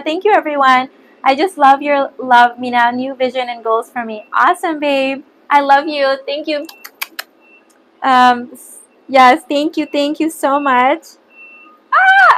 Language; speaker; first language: English; early bilingual, other home language; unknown